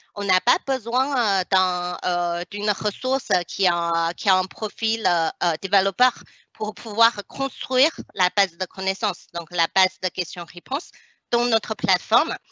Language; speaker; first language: French; non-native, fluent; Chinese